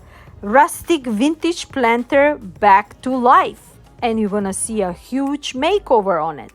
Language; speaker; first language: English; non-native, fluent; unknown